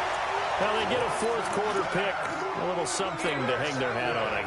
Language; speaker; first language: English; native; English